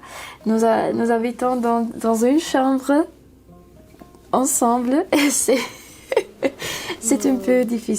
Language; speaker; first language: French; non-native, learner; English